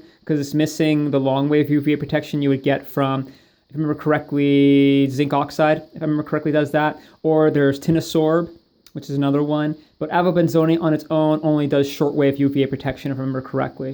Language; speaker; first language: English; native; English